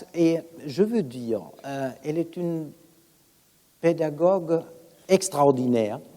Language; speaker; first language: French; non-native, fluent; German